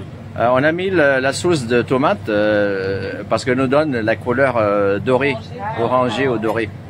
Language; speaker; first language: French; non-native, fluent; Arabic